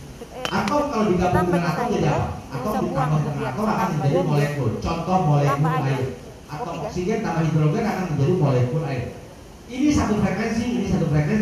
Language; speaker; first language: Indonesian; native; Indonesian